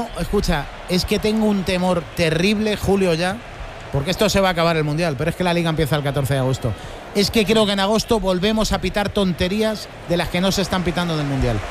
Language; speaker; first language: Spanish; native; Spanish